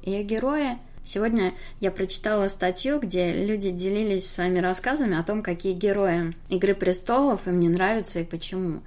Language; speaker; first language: Russian; native; Russian